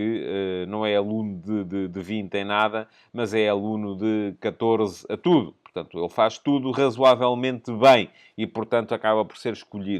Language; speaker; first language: Portuguese; native; Portuguese